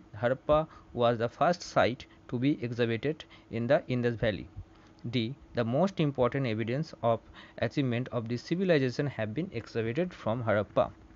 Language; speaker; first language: English; non-native, local second language; Bangla